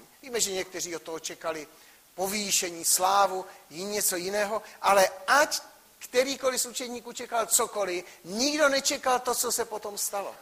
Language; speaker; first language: Czech; native; Czech